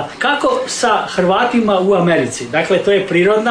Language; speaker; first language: Serbian; native; Serbian